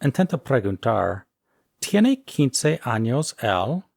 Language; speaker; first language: Spanish; non-native, fluent; English